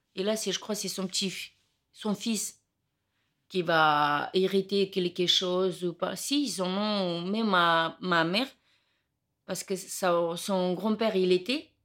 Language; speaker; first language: French; non-native, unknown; Romany